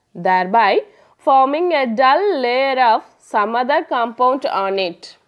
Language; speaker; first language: English; non-native, local second language; Tamil